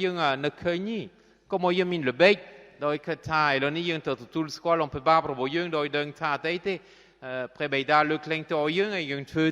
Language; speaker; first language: Khmer; non-native, fluent; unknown